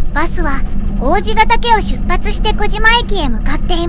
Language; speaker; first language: Japanese; native; Japanese